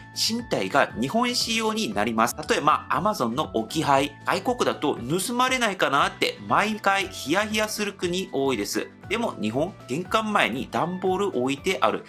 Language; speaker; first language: Japanese; non-native, fluent; Korean